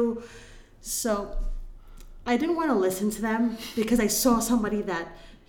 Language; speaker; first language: English; non-native, local second language; Filipino